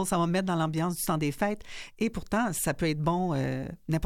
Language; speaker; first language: French; native; French